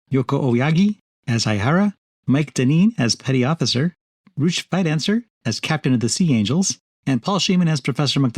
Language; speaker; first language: English; native; English